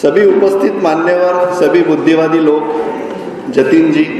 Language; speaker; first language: Hindi; non-native, local second language; Marathi